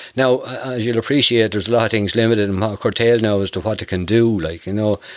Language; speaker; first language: English; native; English